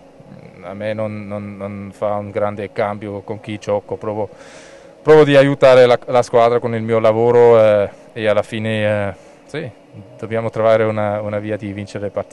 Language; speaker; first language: Italian; non-native, local second language; German